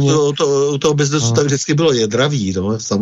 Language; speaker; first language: Czech; native; Czech